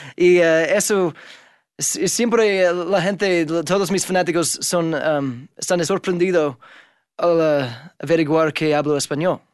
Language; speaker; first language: Spanish; non-native, fluent; English